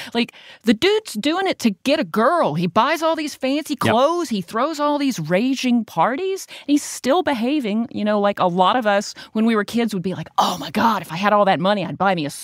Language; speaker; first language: English; native; English